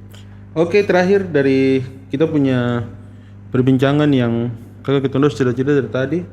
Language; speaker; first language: Malay; native; Malay